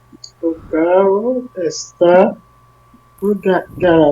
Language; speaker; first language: Portuguese; non-native, learner; English